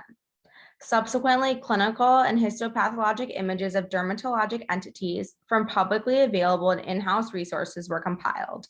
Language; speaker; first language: English; native; English